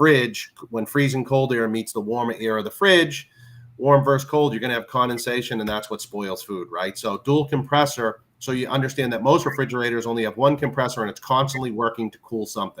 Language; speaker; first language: English; native; English